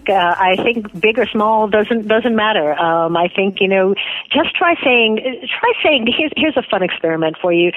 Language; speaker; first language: English; native; English